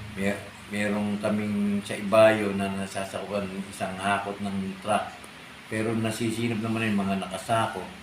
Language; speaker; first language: Filipino; native; Filipino